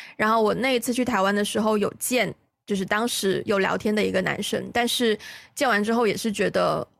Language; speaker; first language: Chinese; native; Chinese